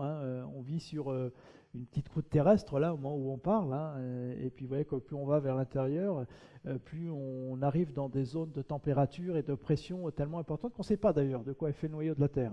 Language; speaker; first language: French; native; French